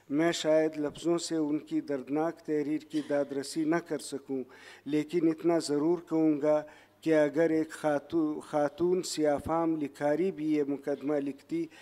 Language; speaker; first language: Urdu; non-native, local second language; Pashto